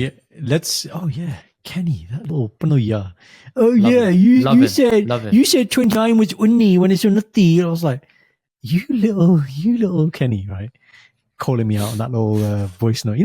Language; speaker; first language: English; early bilingual, other home language; Punjabi